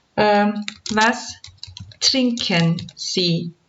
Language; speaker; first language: German; non-native, fluent; Turkish